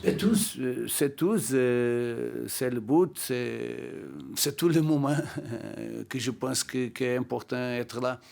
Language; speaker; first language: French; non-native, learner; Portuguese